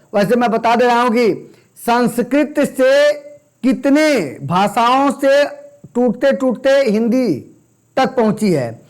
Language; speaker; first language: Hindi; native; Hindi